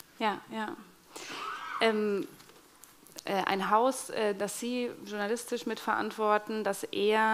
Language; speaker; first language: German; native; German